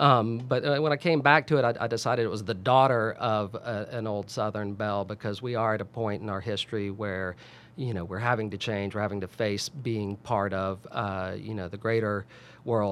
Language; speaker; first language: English; native; English